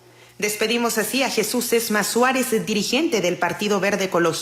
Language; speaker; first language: Spanish; native; Spanish